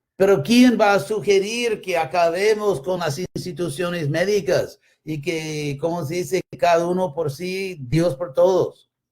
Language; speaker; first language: Spanish; non-native, fluent; English